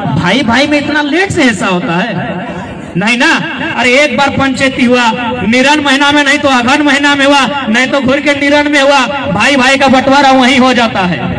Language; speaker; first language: Hindi; non-native, local second language; Magahi